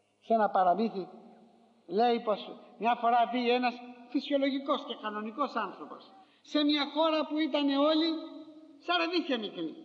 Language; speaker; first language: Greek; native; Greek